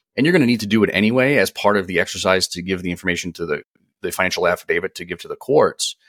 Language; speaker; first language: English; native; English